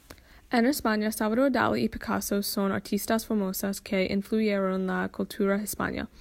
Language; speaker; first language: Spanish; non-native, learner; English